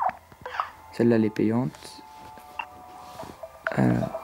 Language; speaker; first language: French; native; French